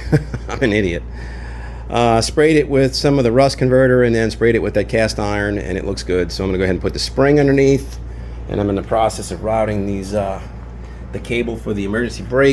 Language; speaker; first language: English; native; English